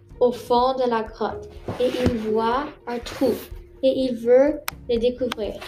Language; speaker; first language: French; non-native, local second language; English